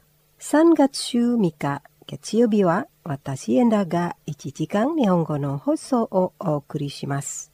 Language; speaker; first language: Japanese; non-native, fluent; Indonesian